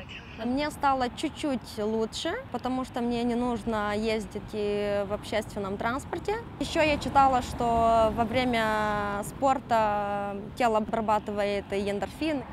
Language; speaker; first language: Russian; non-native, local second language; Romanian